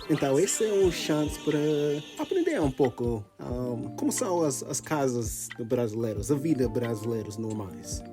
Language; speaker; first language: Portuguese; non-native, fluent; English